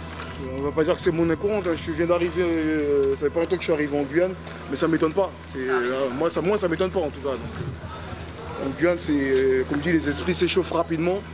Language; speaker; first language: French; native; French